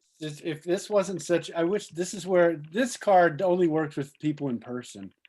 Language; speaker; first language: English; native; English